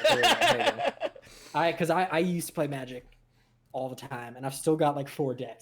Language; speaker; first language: English; native; English